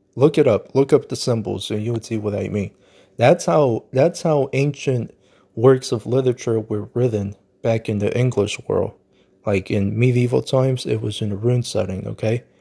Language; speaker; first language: English; native; English